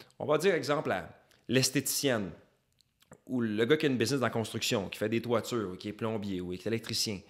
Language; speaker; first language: French; native; French